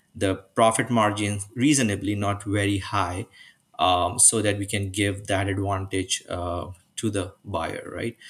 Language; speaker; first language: English; non-native, local second language; Urdu